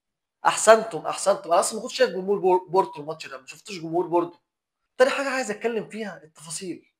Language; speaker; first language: Arabic; native; Arabic